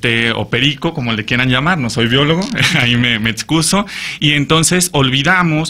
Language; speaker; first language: Spanish; native; Spanish